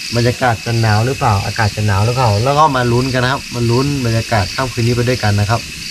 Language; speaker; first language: Thai; native; Thai